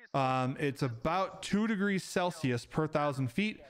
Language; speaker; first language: English; native; English